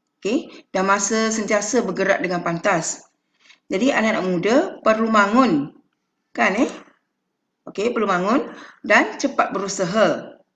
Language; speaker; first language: Malay; non-native, local second language; Chinese